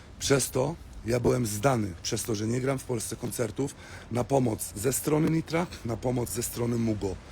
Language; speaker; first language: Polish; early bilingual, heritage; Polish